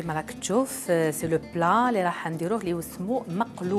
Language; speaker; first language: Arabic; native; Arabic